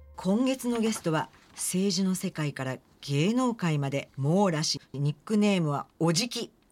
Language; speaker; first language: Japanese; native; Japanese